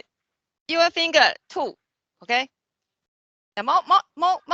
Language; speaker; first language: English; non-native, fluent; Chinese